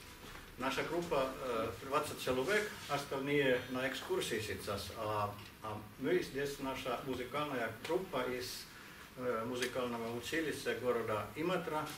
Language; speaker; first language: Russian; non-native, fluent; Finnish